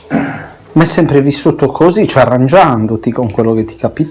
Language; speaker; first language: Italian; native; Italian